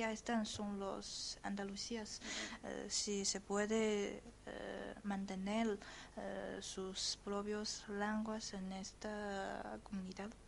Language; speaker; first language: Spanish; non-native, learner; Chinese